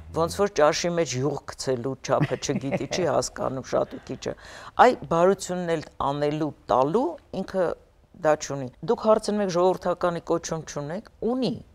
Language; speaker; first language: Armenian; native; Armenian